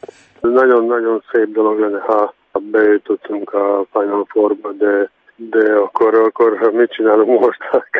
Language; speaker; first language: Hungarian; non-native, fluent; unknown